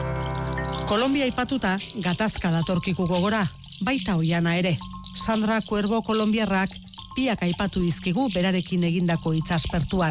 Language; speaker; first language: Basque; native; Basque